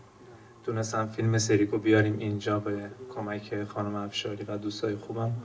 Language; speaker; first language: Persian; non-native, local second language; Turkmen